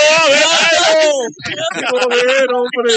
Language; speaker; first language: Spanish; native; Spanish